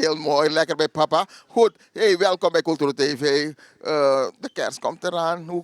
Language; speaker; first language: Dutch; native; Dutch